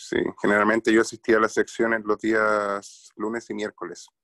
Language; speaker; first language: Spanish; native; Spanish